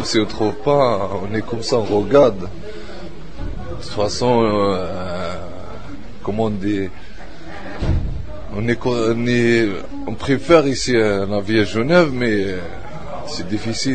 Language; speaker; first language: French; non-native, learner; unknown